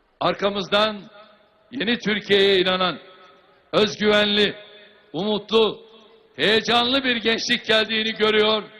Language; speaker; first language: Turkish; native; Turkish